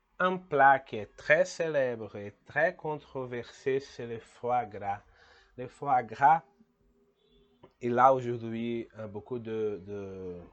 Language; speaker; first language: French; non-native, learner; Portuguese